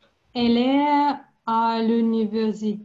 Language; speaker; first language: French; non-native, learner; Russian